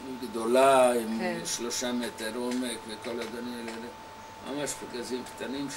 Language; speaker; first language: Hebrew; non-native, fluent; Hungarian